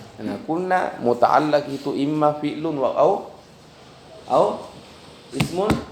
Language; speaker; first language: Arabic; non-native, fluent; Indonesian